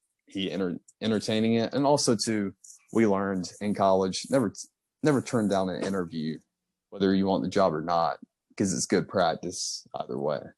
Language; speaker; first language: English; native; English